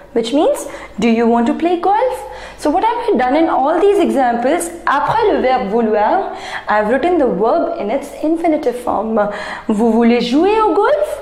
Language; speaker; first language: English; non-native, local second language; Hindi